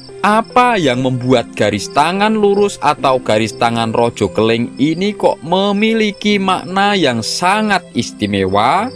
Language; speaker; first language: Indonesian; non-native, local second language; Javanese